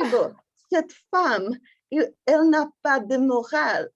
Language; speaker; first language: French; non-native, fluent; Czech